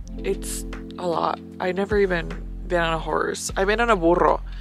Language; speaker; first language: English; early bilingual, other home language; Spanish